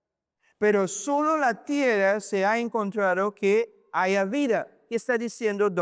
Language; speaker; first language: Spanish; non-native, learner; English